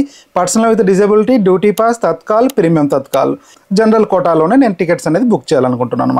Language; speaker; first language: Telugu; native; Telugu